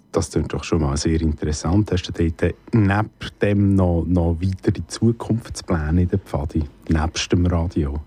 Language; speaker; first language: German; native; German